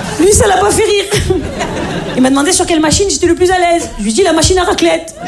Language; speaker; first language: French; native; French